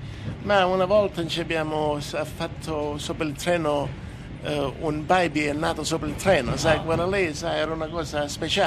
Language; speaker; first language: Italian; native; Italian